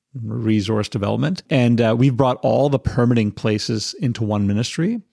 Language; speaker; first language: English; native; English